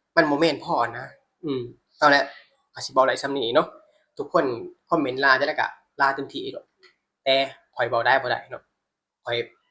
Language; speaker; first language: Thai; native; Thai